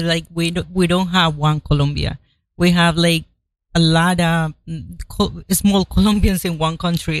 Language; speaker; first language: English; non-native, fluent; Spanish